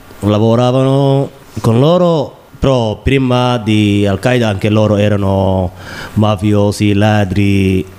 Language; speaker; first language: Italian; non-native, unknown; Somali